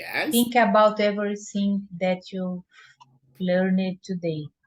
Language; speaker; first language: English; non-native, learner; Portuguese